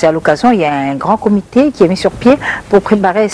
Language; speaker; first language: French; non-native, local second language; Lingala